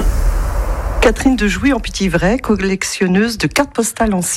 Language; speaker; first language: French; native; French